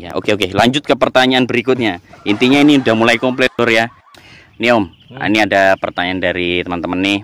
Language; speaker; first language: Indonesian; non-native, local second language; Javanese